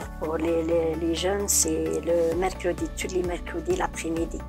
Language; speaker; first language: French; non-native, learner; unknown